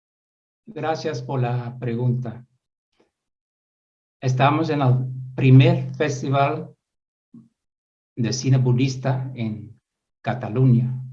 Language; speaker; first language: Spanish; non-native, fluent; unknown